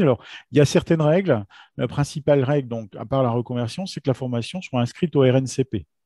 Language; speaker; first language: French; native; French